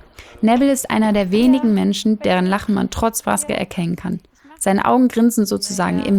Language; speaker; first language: German; native; German